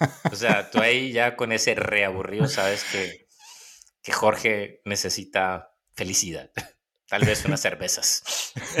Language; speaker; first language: Spanish; native; Spanish